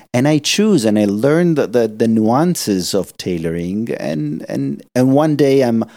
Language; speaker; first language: English; non-native, fluent; Italian